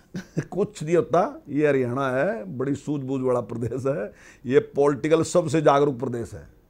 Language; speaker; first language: Hindi; native; Hindi